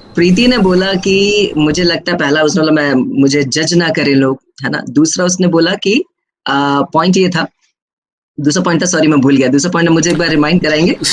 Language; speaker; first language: Hindi; native; Hindi